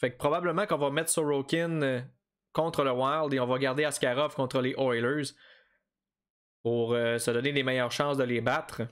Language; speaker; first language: French; native; French